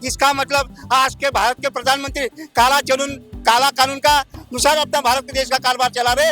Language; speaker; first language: Hindi; native; Hindi